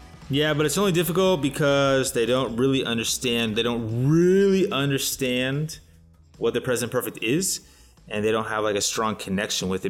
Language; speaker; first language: English; native; English